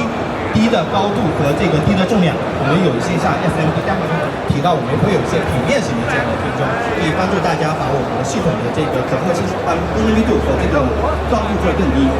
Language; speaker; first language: Chinese; native; Chinese